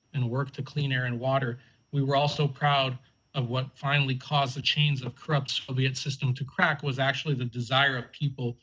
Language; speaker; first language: English; native; English